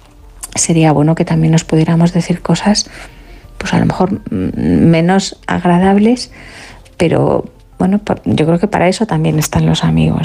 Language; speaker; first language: Spanish; native; Spanish